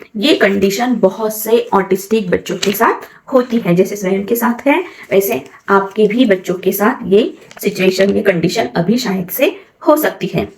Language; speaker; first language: Hindi; non-native, local second language; Marathi